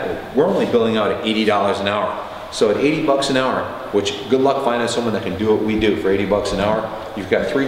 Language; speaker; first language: English; native; English